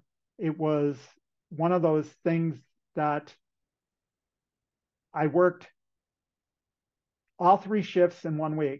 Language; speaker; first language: English; native; English